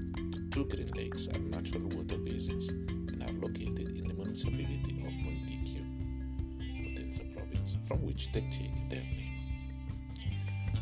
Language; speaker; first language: English; non-native, fluent; Italian